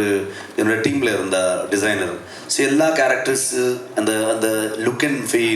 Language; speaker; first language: Tamil; non-native, local second language; Kannada